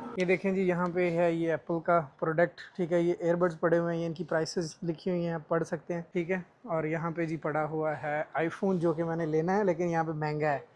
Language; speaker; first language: Urdu; non-native, local second language; Punjabi